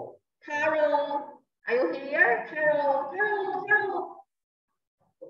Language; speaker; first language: English; non-native, learner; Chinese